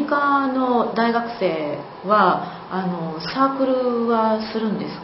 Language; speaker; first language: Japanese; native; Japanese